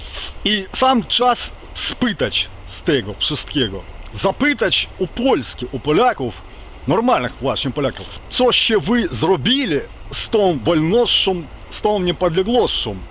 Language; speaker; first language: Polish; non-native, learner; Ukrainian